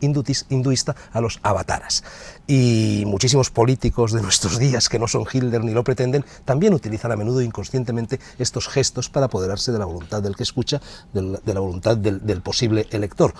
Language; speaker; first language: Spanish; native; Spanish